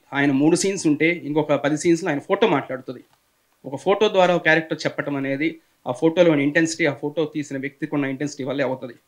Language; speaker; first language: Telugu; native; Telugu